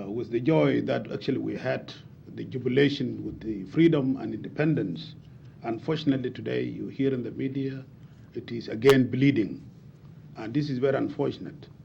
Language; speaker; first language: English; non-native, fluent; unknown